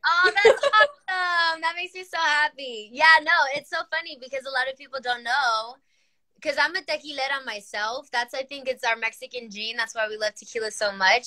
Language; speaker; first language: English; early bilingual, other home language; Spanish